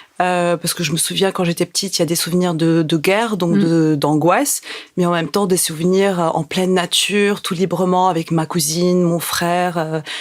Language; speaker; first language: French; non-native, local second language; Arabic